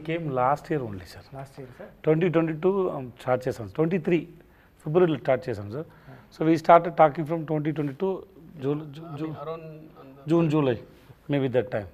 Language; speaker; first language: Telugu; non-native, learner; Tamil